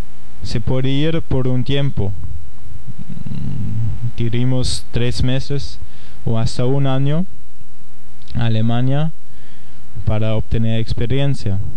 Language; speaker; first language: Spanish; non-native, fluent; German